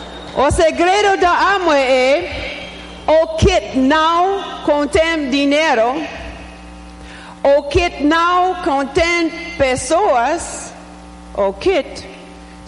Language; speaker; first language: Portuguese; non-native, learner; English